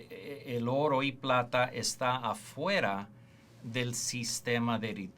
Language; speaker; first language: Spanish; early bilingual, heritage; Spanish